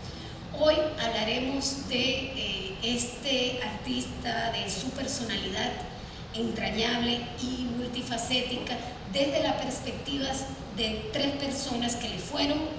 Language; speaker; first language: Spanish; native; Spanish